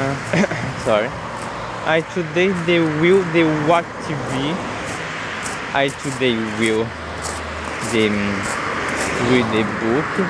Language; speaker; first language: English; non-native, learner; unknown